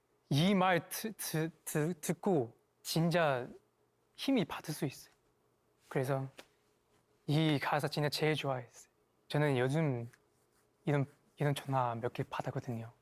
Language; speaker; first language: Korean; non-native, fluent; Chinese